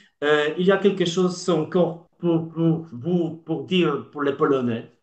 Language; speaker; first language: French; non-native, learner; Polish